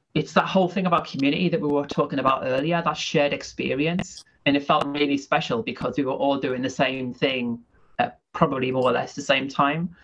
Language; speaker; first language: English; native; English